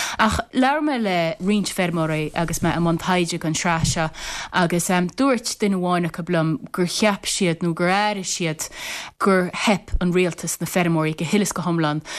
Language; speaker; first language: Irish; native; Irish